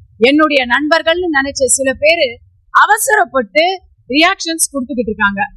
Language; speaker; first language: Tamil; native; Tamil